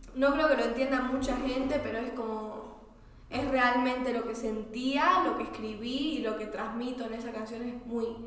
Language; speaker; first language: Spanish; native; Spanish